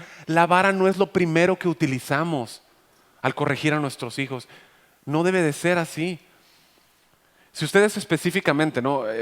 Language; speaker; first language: Spanish; native; Spanish